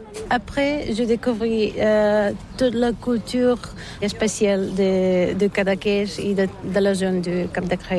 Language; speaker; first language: French; non-native, learner; Bulgarian